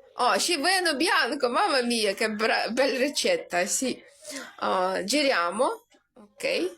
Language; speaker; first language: Italian; non-native, learner; Ukrainian